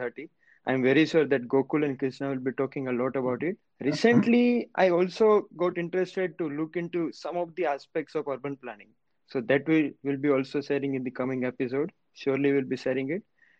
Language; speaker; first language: English; non-native, local second language; Gujarati